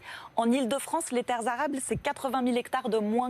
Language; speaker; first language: French; native; French